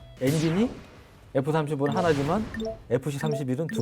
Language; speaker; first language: Korean; native; Korean